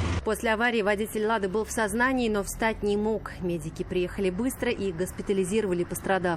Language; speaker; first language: Russian; native; Russian